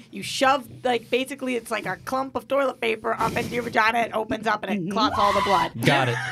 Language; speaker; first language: English; native; English